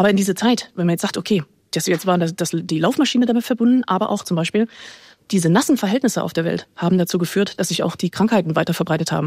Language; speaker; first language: German; native; German